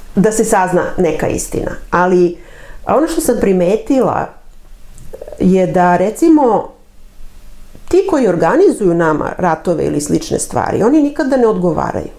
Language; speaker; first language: Serbian; native; Serbian